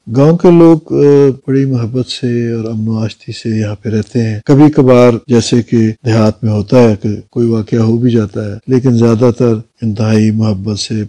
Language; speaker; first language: Urdu; native; Urdu